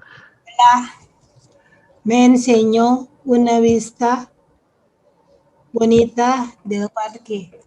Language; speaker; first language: Spanish; non-native, learner; English